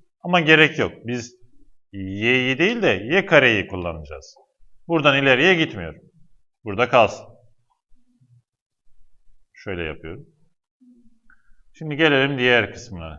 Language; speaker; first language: Turkish; native; Turkish